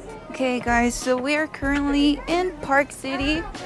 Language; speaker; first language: English; early bilingual, other home language; Spanish